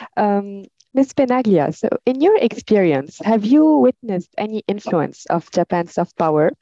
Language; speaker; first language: English; non-native, fluent; Arabic